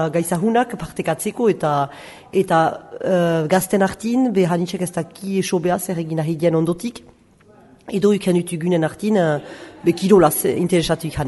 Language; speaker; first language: Basque; native; Basque